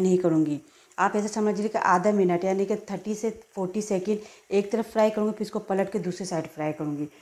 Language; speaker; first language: Urdu; native; Urdu